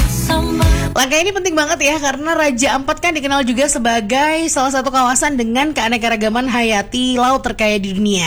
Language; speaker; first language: Indonesian; native; Indonesian